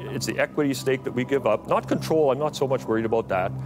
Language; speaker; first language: English; native; English